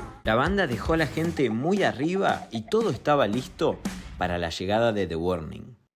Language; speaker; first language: Spanish; native; Spanish